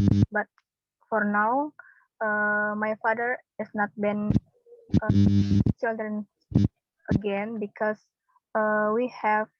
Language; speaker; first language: English; non-native, learner; Indonesian